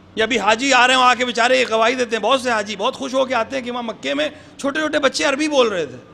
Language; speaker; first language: Urdu; native; Urdu